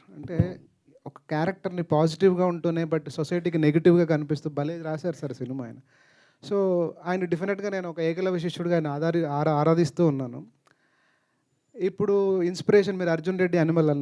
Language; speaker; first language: Telugu; native; Telugu